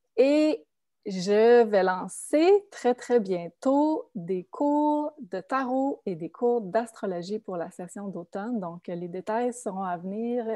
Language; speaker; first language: French; native; French